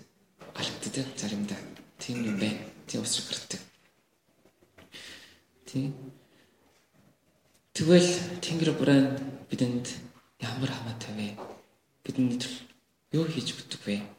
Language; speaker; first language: Mongolian; non-native, fluent; Korean